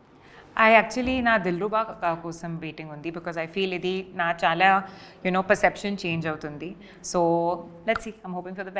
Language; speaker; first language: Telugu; non-native, learner; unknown